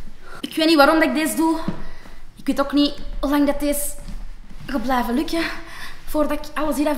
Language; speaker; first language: Dutch; native; Dutch